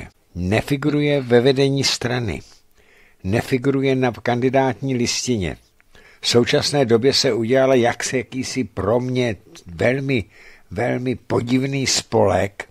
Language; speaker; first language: Czech; native; Czech